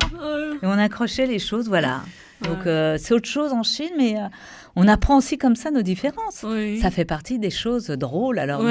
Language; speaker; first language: French; native; French